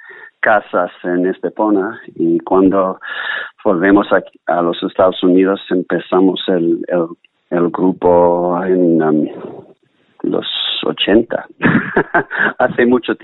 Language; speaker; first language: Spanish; non-native, learner; English